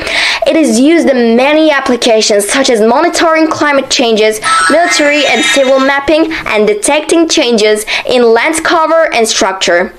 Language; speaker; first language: English; non-native, fluent; Turkish